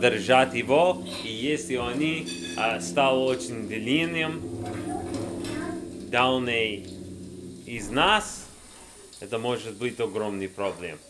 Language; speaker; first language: Russian; non-native, learner; English